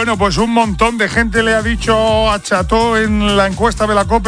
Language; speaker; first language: Spanish; native; Spanish